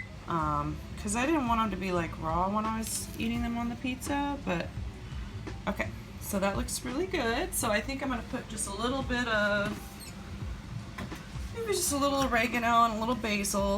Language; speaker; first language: English; native; English